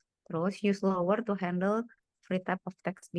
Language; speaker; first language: English; non-native, fluent; Indonesian